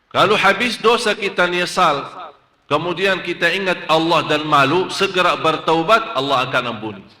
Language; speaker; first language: Malay; non-native, fluent; Arabic